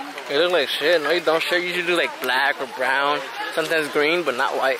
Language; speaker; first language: English; early bilingual, other home language; Spanish